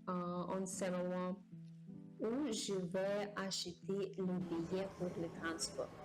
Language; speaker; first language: French; non-native, learner; Japanese